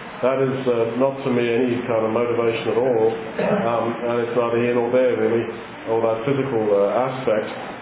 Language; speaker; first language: English; native; English